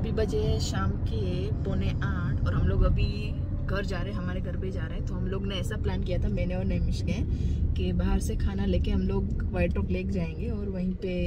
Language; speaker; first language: Hindi; non-native, local second language; Gujarati